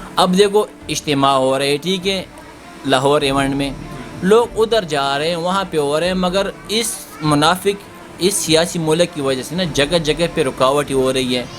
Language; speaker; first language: Urdu; non-native, local second language; Pashto